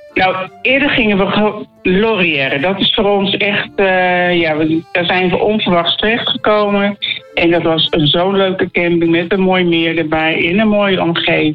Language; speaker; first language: Dutch; native; Dutch